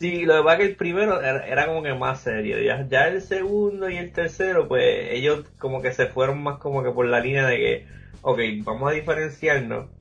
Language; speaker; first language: Spanish; native; Spanish